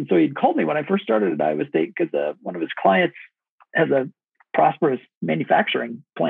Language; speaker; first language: English; native; English